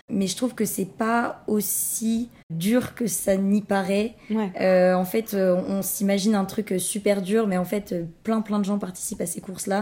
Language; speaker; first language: French; native; French